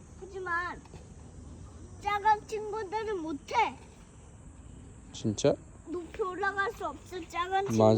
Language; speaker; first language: Korean; early bilingual, other home language; Uzbek